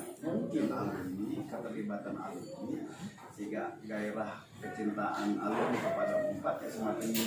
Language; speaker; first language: Indonesian; native; Indonesian